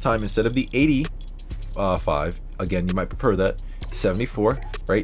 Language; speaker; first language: English; native; English